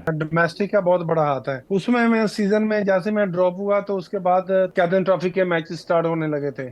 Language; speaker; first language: Urdu; non-native, local second language; Punjabi